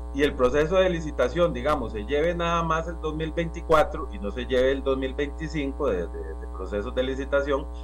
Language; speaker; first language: Spanish; native; Spanish